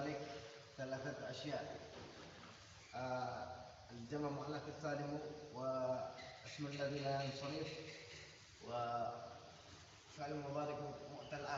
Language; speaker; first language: Arabic; non-native, learner; Indonesian